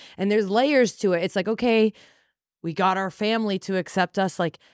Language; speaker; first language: English; native; English